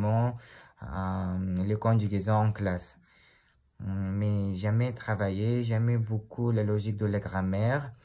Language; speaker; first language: French; non-native, learner; Uzbek